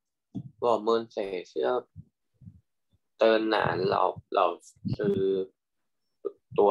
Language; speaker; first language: Chinese; non-native, learner; Thai